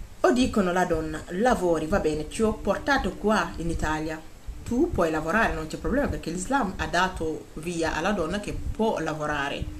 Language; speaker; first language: Italian; non-native, fluent; Wolof